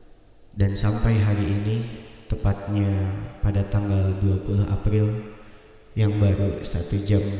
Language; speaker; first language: Indonesian; native; Indonesian